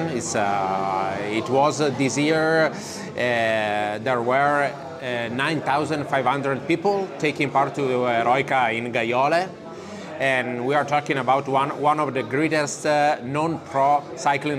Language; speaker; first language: English; non-native, fluent; Italian